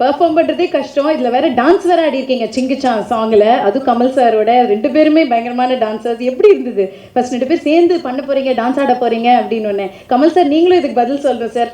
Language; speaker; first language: Tamil; native; Tamil